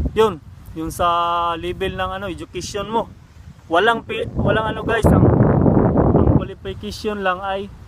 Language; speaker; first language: Filipino; non-native, local second language; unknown